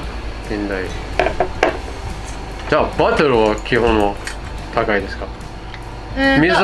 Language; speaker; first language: Japanese; non-native, fluent; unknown